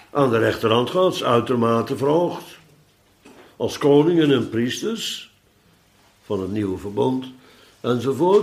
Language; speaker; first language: Dutch; native; Dutch